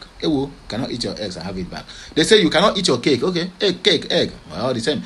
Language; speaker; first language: English; non-native, local second language; Igbo